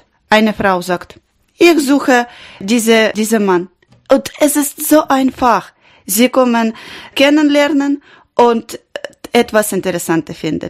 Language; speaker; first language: German; non-native, learner; Ukrainian